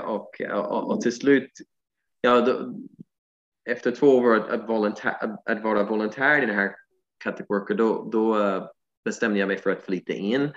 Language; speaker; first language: Swedish; non-native, fluent; English